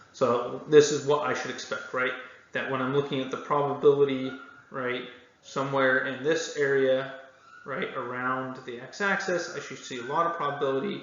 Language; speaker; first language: English; native; English